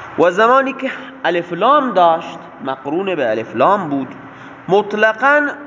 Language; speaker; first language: Persian; non-native, local second language; Baluchi